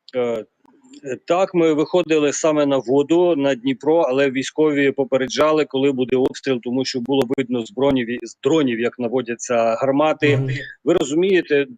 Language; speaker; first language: Ukrainian; native; Ukrainian